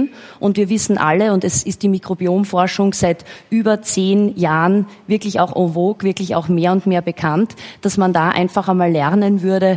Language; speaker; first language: German; native; German